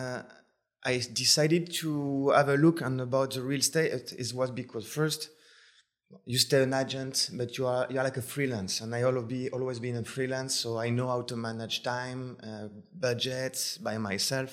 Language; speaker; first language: English; non-native, fluent; French